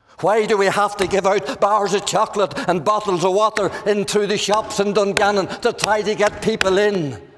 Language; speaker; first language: English; native; English